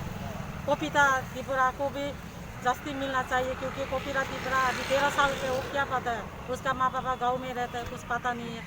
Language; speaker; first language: Hindi; non-native, local second language; Kok Borok